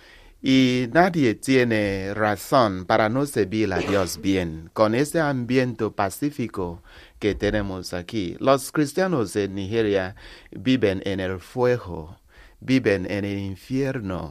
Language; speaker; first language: Spanish; non-native, learner; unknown